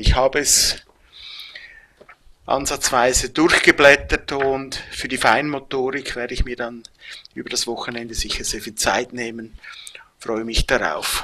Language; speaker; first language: German; native; German